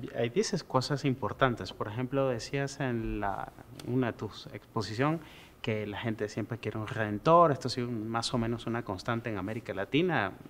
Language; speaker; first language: Spanish; native; Spanish